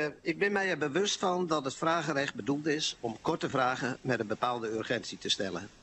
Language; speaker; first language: Dutch; non-native, local second language; Low German